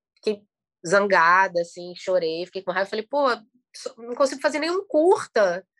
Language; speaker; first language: Portuguese; native; Portuguese